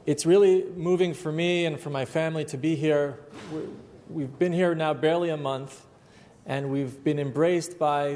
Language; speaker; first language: English; native; English